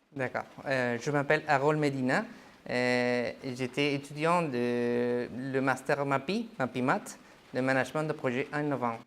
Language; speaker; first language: French; non-native, fluent; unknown